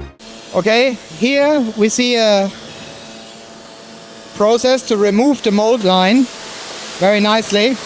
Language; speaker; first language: English; non-native, fluent; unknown